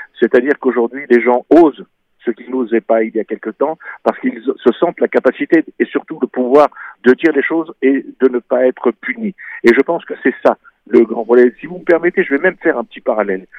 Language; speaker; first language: French; native; French